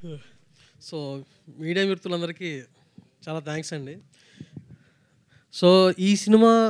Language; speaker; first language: Telugu; native; Telugu